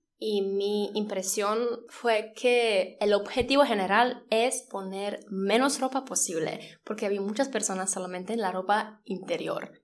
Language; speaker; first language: Spanish; non-native, fluent; Polish